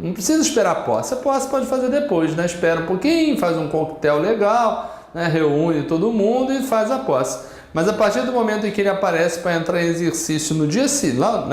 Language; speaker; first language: Portuguese; native; Portuguese